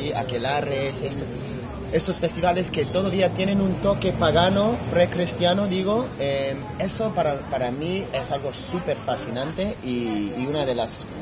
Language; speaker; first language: Spanish; non-native, fluent; English